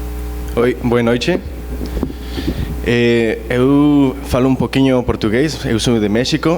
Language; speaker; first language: Portuguese; non-native, learner; Spanish